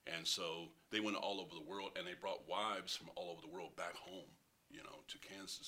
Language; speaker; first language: English; native; English